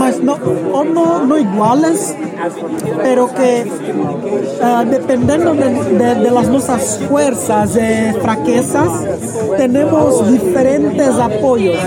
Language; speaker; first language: Spanish; non-native, learner; Portuguese